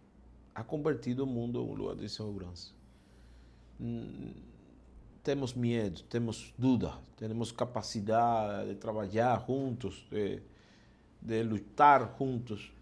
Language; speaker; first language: Portuguese; non-native, fluent; Spanish